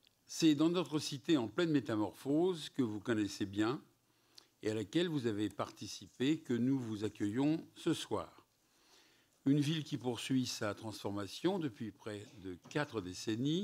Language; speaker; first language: French; native; French